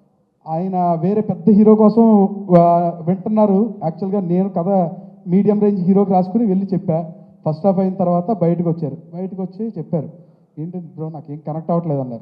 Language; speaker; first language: Telugu; native; Telugu